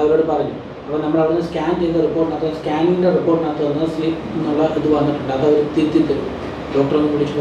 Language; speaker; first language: Malayalam; native; Malayalam